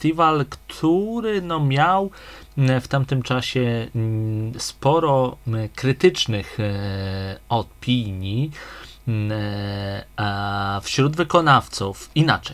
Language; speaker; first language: Polish; native; Polish